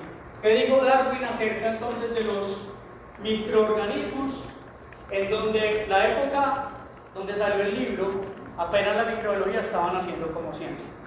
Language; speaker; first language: Spanish; native; Spanish